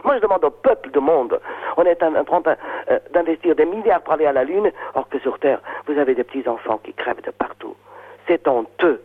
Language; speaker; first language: French; non-native, fluent; Portuguese